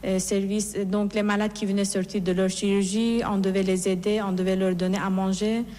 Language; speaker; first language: French; non-native, fluent; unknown